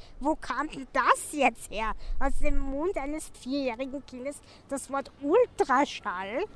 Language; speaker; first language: German; native; German